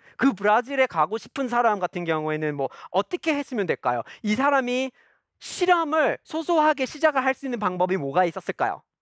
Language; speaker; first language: Korean; non-native, fluent; English